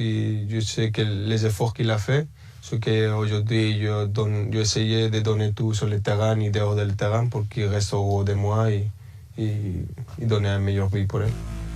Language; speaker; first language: French; early bilingual, other home language; Spanish